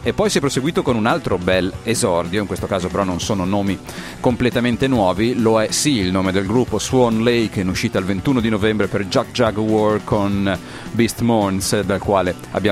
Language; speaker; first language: Italian; native; Italian